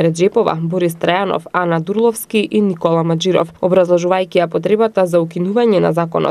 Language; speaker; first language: Macedonian; native; Macedonian